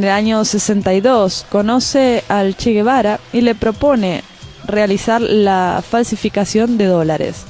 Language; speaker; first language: Spanish; native; Spanish